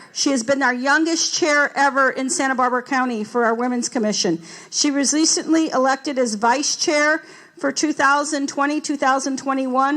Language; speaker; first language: English; native; English